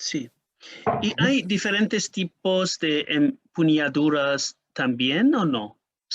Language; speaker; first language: Spanish; non-native, fluent; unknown